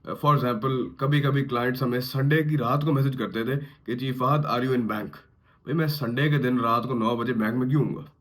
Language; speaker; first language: Urdu; native; Urdu